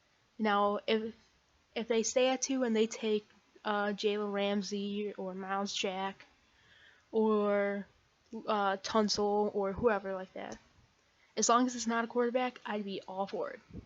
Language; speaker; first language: English; native; English